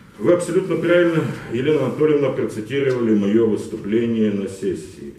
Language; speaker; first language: Russian; non-native, local second language; Ukrainian